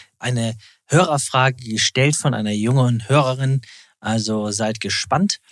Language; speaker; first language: German; native; German